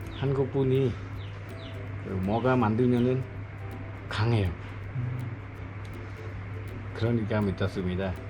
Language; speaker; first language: Korean; non-native, learner; Khmer